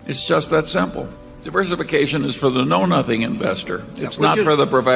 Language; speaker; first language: English; native; English